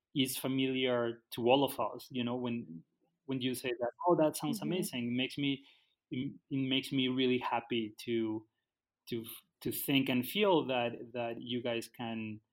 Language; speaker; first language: English; non-native, fluent; Spanish